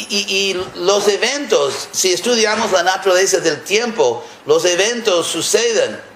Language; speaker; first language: Spanish; non-native, fluent; English